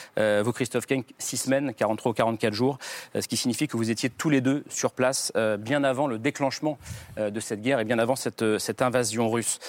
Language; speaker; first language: French; native; French